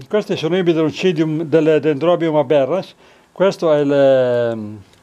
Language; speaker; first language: Italian; native; Italian